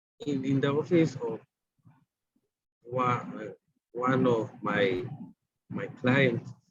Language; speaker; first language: English; non-native, learner; Spanish